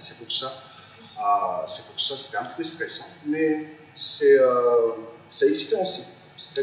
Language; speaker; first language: French; non-native, fluent; Turkish